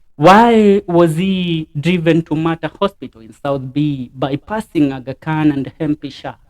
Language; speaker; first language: English; non-native, local second language; Swahili